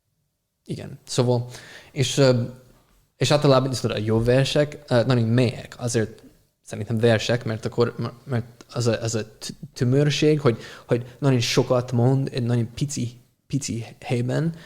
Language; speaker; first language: Hungarian; non-native, fluent; English